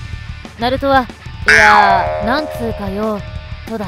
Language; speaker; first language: Japanese; native; Japanese